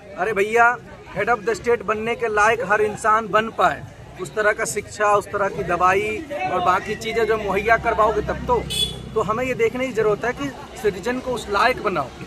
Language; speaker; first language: Hindi; native; Hindi